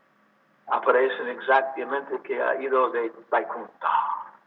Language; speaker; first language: Spanish; non-native, learner; English